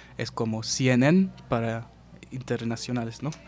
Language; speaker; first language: Spanish; non-native, learner; German